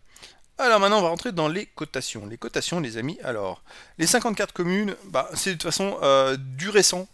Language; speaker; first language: French; native; French